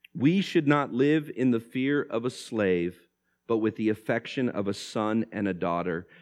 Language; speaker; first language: English; native; English